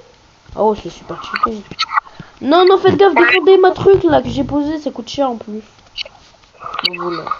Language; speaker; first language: French; native; French